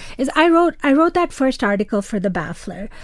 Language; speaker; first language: English; non-native, local second language; Urdu